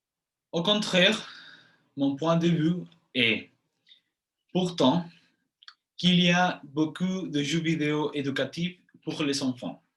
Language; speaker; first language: French; non-native, fluent; Spanish